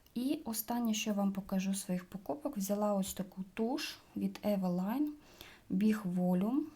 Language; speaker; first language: Ukrainian; non-native, local second language; Russian